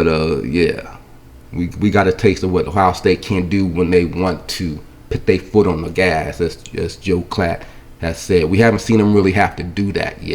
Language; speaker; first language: English; native; English